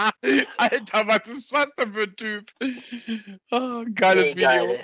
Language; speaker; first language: German; native; German